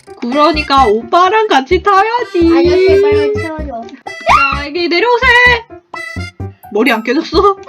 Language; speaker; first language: Korean; native; Korean